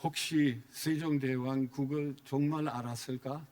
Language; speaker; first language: Korean; non-native, fluent; German